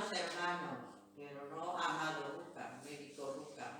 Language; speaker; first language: Spanish; native; Spanish